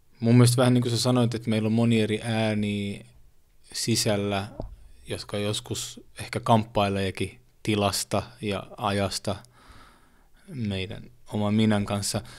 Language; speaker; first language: Finnish; early bilingual, other home language; Oromo